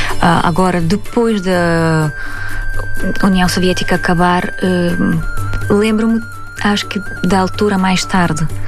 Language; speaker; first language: Portuguese; non-native, fluent; Belarusian